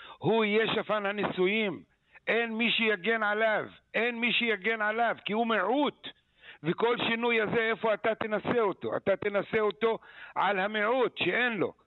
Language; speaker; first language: Hebrew; non-native, local second language; Arabic